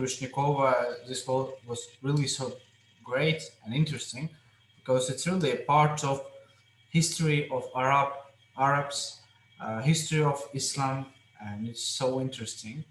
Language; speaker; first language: English; non-native, fluent; Russian